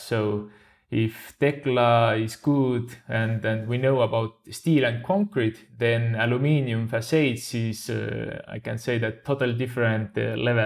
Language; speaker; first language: English; non-native, fluent; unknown